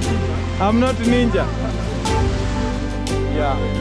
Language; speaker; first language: English; non-native, learner; Swahili